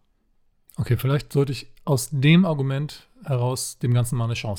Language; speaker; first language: German; native; German